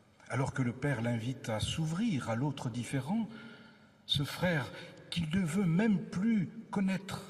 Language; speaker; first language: French; native; French